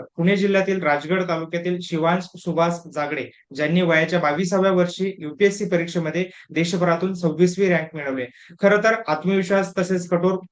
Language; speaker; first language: Marathi; native; Marathi